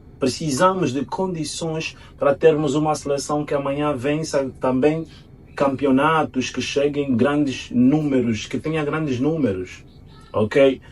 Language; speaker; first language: Portuguese; native; Portuguese